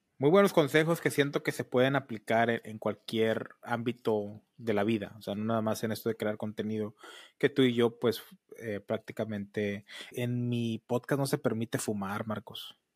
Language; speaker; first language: Spanish; early bilingual, heritage; Spanish